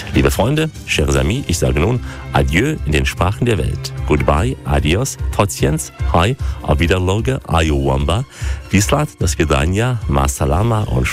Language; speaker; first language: German; native; German